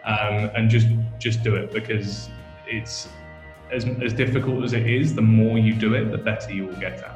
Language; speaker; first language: English; native; English